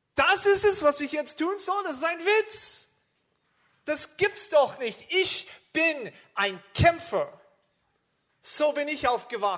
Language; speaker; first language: German; non-native, fluent; English